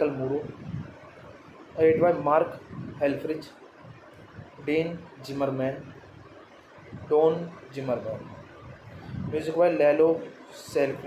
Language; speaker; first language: English; non-native, learner; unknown